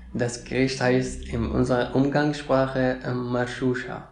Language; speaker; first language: German; non-native, learner; Arabic